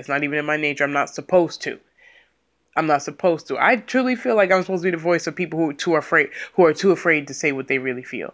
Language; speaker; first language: English; native; English